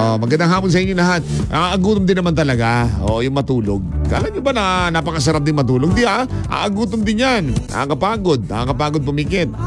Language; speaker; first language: Filipino; non-native, local second language; Cebuano